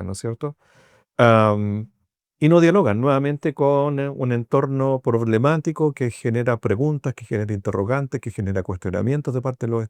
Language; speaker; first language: Spanish; native; Spanish